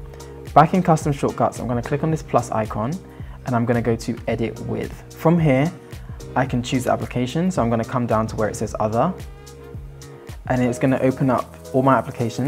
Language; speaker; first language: English; native; English